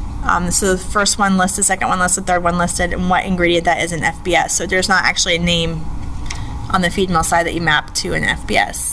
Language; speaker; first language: English; native; English